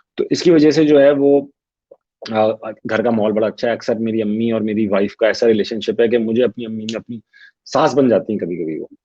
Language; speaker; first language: Urdu; native; Urdu